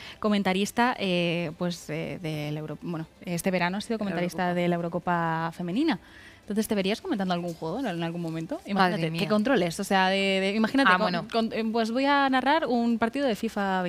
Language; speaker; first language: Spanish; native; Spanish